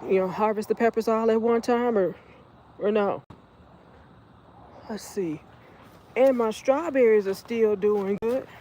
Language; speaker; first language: English; native; English